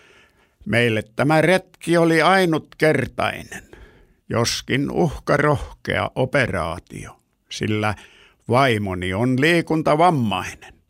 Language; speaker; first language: Finnish; native; Finnish